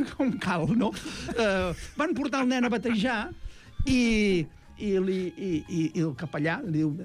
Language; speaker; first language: Catalan; native; Catalan